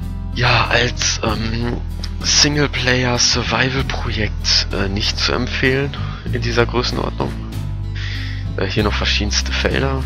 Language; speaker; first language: German; native; German